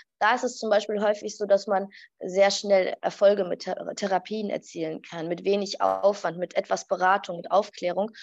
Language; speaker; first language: German; early bilingual, other home language; Arabic